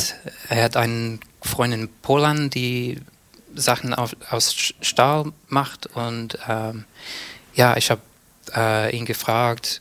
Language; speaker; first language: German; non-native, learner; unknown